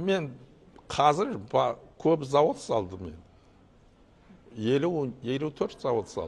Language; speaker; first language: Kazakh; non-native, learner; Chinese